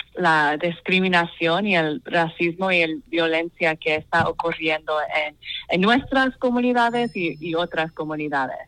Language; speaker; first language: Spanish; non-native, fluent; English